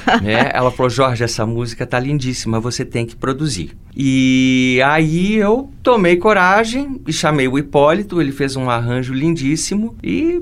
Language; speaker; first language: Portuguese; early bilingual, other home language; Spanish